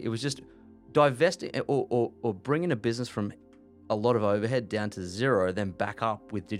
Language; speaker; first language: English; native; English